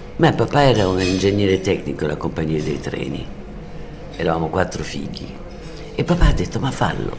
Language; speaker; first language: Italian; non-native, fluent; French